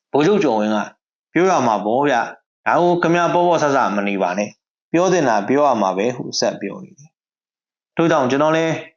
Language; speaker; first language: Burmese; native; Burmese